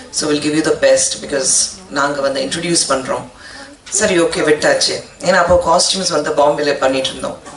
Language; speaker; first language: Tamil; non-native, fluent; Hindi